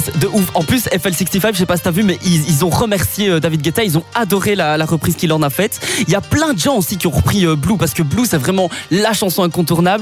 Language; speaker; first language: French; native; French